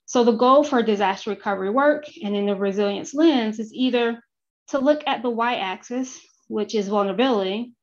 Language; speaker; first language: English; native; English